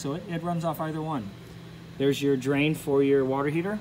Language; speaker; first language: English; native; English